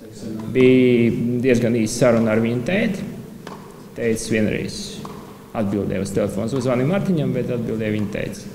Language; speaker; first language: Latvian; non-native, local second language; Russian